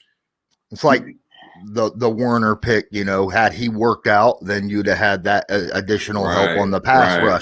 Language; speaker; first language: English; native; English